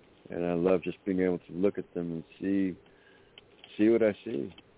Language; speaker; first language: English; native; English